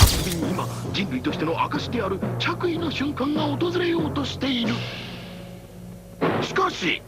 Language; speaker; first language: Japanese; native; Japanese